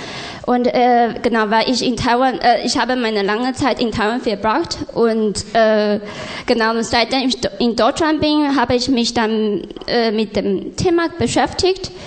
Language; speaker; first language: German; non-native, learner; Chinese